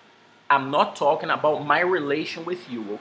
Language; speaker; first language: English; non-native, fluent; Portuguese